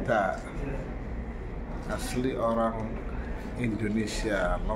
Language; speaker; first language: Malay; non-native, local second language; Sasak